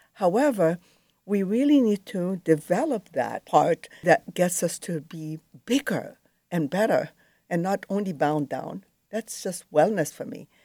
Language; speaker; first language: English; non-native, fluent; Arabic